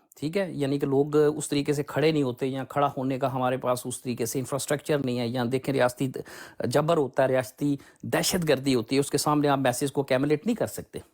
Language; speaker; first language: Urdu; non-native, local second language; Punjabi